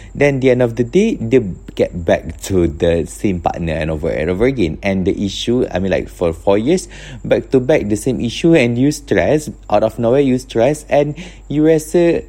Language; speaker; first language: English; non-native, local second language; Malay